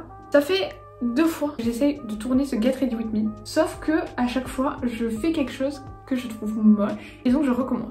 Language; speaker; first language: French; native; French